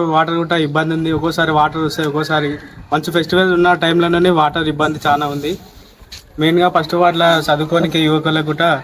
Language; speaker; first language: Telugu; native; Telugu